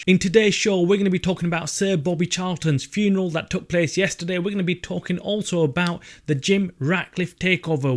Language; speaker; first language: English; native; English